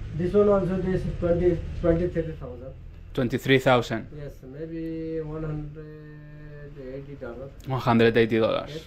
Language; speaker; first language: English; non-native, learner; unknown